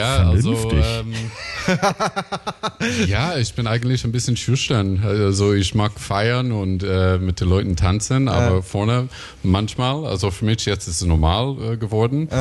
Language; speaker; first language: German; non-native, fluent; English